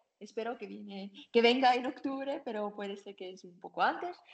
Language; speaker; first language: Spanish; non-native, learner; German